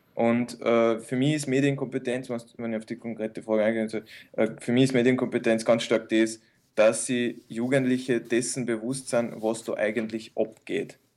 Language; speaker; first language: German; early bilingual, other home language; Bosnian